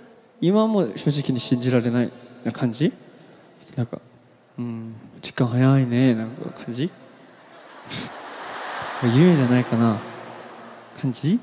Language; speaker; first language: Japanese; non-native, learner; Korean